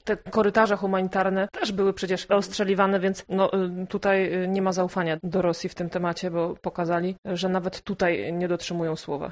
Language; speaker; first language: Polish; native; Polish